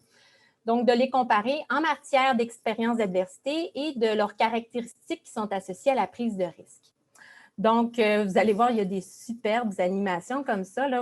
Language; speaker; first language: French; native; French